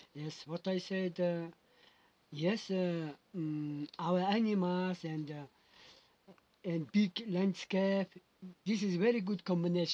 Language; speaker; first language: English; non-native, learner; Mongolian